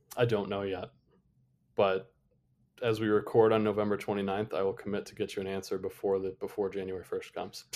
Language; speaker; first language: English; native; English